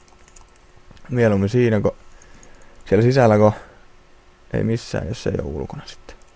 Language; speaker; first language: Finnish; native; Finnish